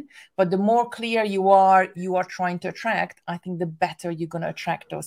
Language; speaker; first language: English; non-native, fluent; Hungarian